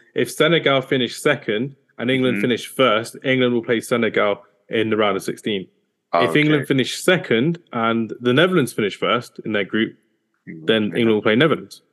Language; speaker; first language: English; early bilingual, other home language; Hindi